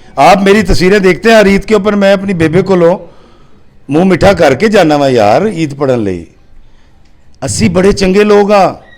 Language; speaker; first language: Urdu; non-native, local second language; Punjabi